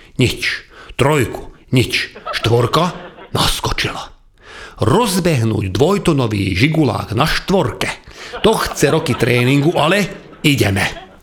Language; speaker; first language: Slovak; non-native, local second language; Hungarian